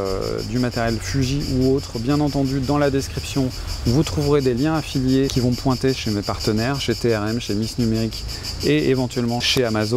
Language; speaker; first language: French; native; French